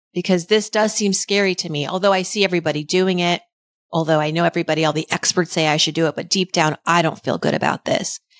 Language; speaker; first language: English; early bilingual, other home language; Persian